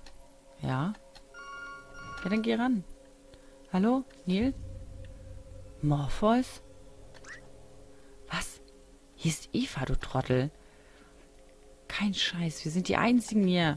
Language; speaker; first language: German; native; German